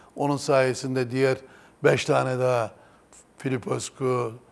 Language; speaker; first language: Turkish; native; Turkish